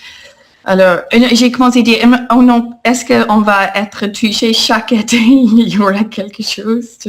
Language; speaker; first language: French; non-native, fluent; English